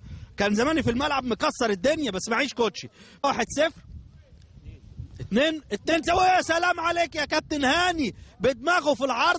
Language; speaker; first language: Arabic; native; Arabic